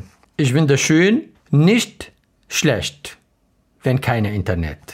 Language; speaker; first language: German; non-native, learner; Arabic